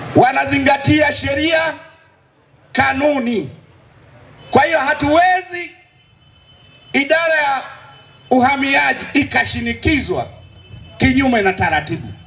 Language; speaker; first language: Swahili; native; Swahili